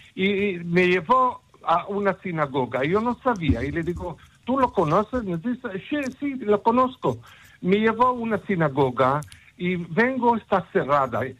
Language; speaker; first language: Spanish; early bilingual, heritage; Ladino